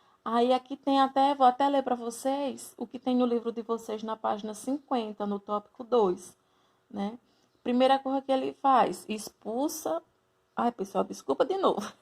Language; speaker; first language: Portuguese; native; Portuguese